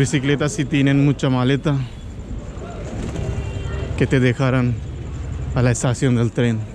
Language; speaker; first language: Spanish; non-native, learner; Hindi